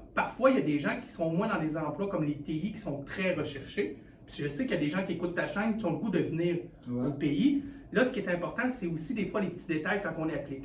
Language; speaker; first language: French; native; French